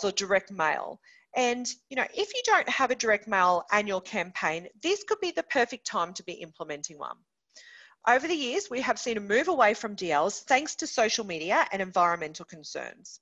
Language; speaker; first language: English; native; English